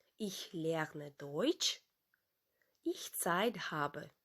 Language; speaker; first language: German; non-native, fluent; Ukrainian